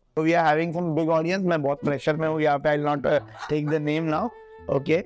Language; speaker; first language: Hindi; non-native, local second language; Marathi